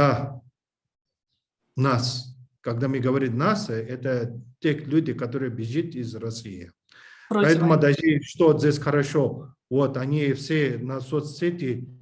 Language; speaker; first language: Russian; non-native, learner; English